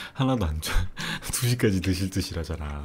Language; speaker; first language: Korean; native; Korean